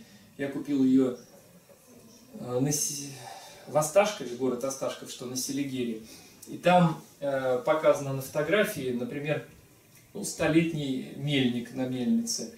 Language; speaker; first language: Russian; native; Russian